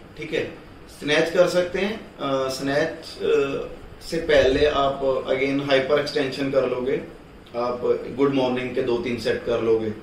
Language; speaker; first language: Hindi; non-native, local second language; Punjabi